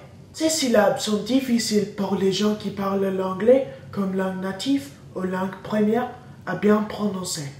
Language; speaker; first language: French; non-native, learner; English